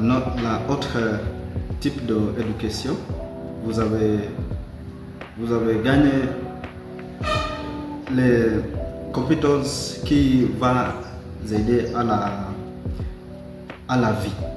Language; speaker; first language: French; non-native, learner; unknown